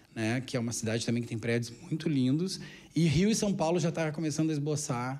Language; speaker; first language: Portuguese; native; Portuguese